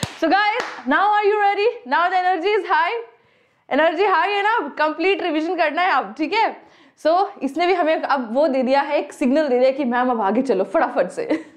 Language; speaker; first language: Hindi; native; Hindi